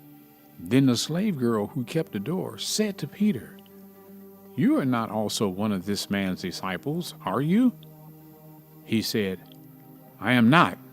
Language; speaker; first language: English; native; English